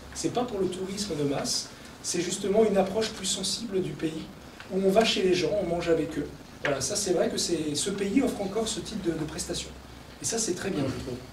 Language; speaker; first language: French; native; French